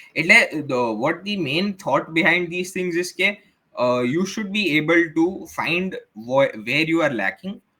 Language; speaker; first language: English; non-native, local second language; Gujarati